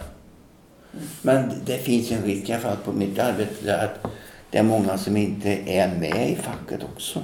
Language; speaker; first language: Swedish; native; Swedish